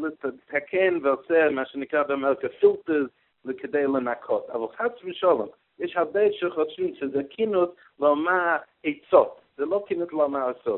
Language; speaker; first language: Hebrew; non-native, learner; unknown